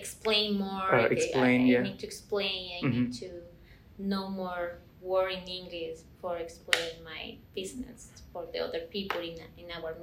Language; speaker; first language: English; non-native, learner; Spanish